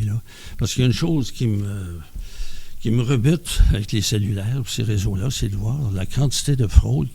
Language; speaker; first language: French; native; French